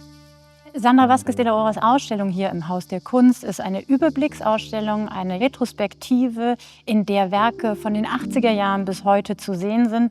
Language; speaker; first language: German; non-native, learner; Spanish